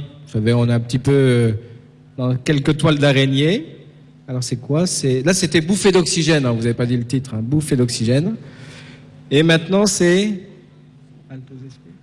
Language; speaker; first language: French; native; French